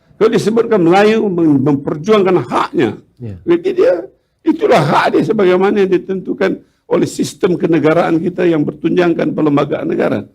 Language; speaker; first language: Malay; native; Malay